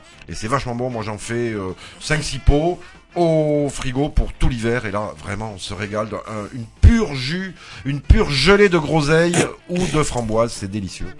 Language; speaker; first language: French; native; French